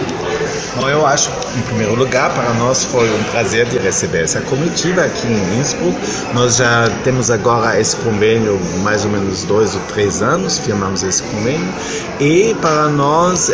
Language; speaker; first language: Portuguese; non-native, fluent; German